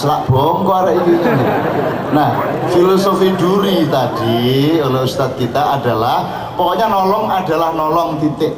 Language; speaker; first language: Indonesian; non-native, local second language; Javanese